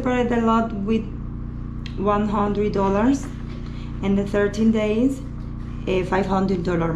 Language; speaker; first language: English; non-native, learner; Spanish